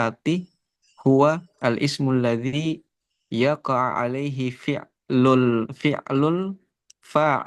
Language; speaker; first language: Arabic; non-native, fluent; Indonesian